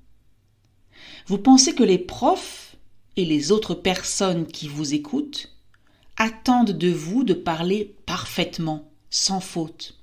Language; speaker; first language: French; native; French